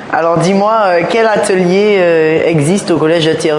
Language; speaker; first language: French; native; French